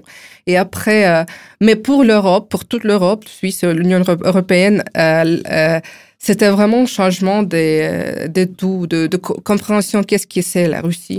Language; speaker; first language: French; non-native, fluent; Ukrainian